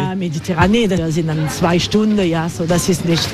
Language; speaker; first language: German; non-native, learner; French